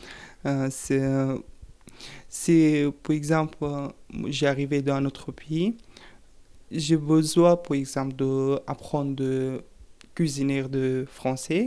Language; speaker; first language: French; non-native, learner; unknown